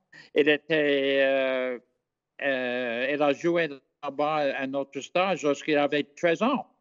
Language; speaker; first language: French; non-native, fluent; English